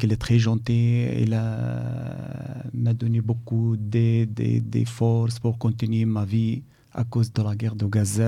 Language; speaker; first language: French; non-native, learner; Arabic